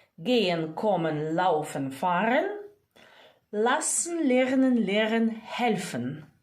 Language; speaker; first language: German; non-native, fluent; Ukrainian